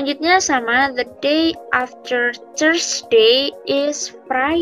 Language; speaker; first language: English; non-native, learner; Indonesian